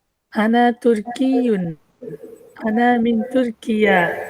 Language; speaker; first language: Arabic; non-native, learner; Indonesian